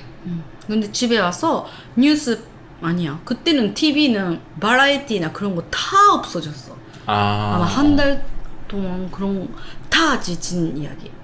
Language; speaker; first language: Korean; non-native, learner; Japanese